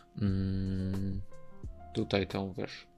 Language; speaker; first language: Polish; native; Polish